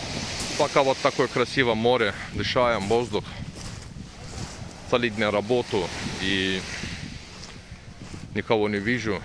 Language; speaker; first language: Russian; non-native, learner; Turkish